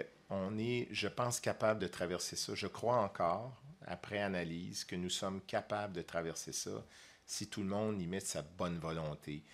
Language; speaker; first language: French; native; French